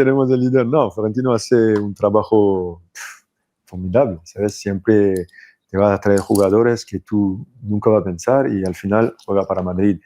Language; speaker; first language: Spanish; non-native, fluent; French